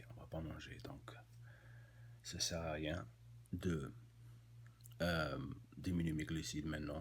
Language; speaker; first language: French; non-native, local second language; Arabic